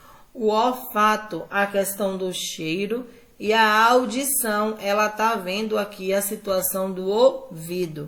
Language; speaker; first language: Portuguese; native; Portuguese